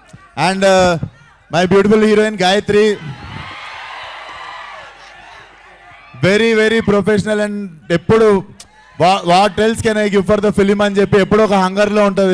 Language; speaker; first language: Telugu; native; Telugu